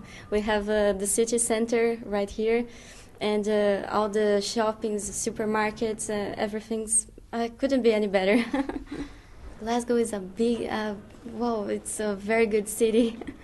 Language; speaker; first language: English; non-native, fluent; Portuguese